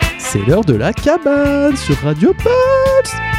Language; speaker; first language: French; native; French